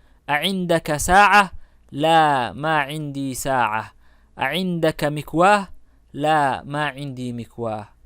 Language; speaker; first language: Arabic; non-native, local second language; Somali